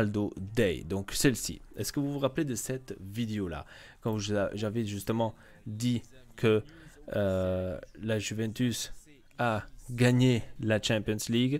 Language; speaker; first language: French; native; French